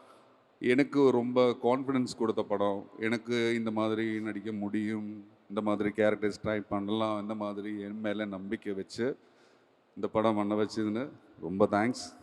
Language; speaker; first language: Tamil; non-native, learner; Malayalam